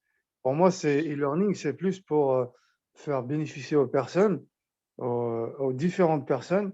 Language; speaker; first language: French; non-native, local second language; Arabic